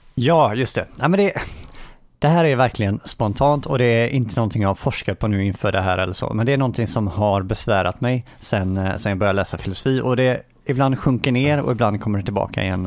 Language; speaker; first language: Swedish; native; Swedish